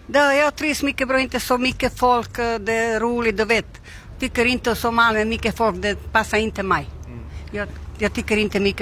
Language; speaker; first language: Swedish; non-native, learner; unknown